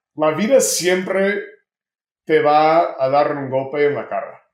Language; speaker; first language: Spanish; non-native, fluent; English